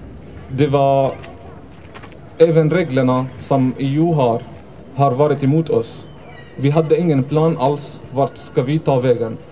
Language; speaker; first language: Swedish; non-native, fluent; Arabic